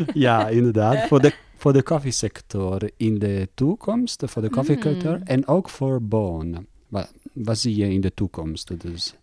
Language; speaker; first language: Dutch; non-native, learner; Italian